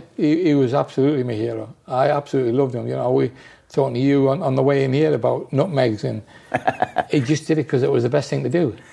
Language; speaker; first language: English; native; English